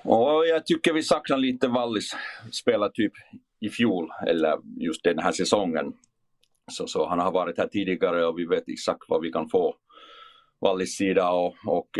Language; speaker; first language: Swedish; non-native, fluent; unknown